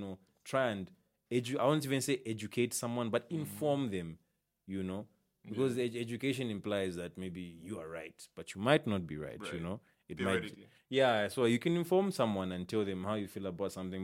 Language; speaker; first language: English; native; English